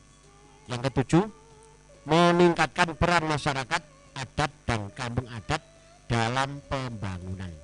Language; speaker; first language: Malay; non-native, local second language; Javanese